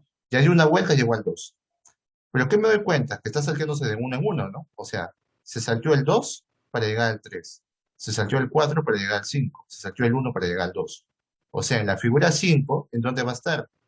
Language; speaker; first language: Spanish; native; Spanish